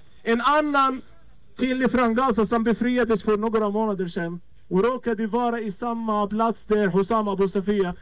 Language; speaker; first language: Swedish; non-native, fluent; Arabic